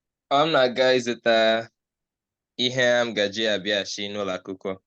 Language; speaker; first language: Igbo; early bilingual, heritage; Igbo